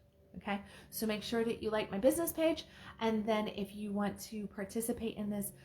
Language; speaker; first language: English; native; English